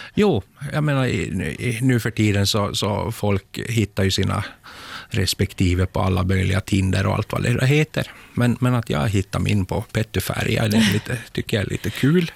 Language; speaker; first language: Swedish; native; Swedish